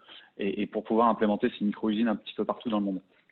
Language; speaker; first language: French; native; French